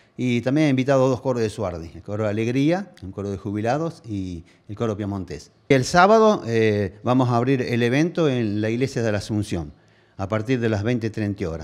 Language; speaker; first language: Spanish; native; Spanish